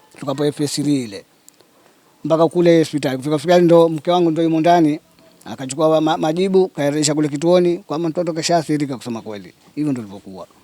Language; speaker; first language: Swahili; native; Swahili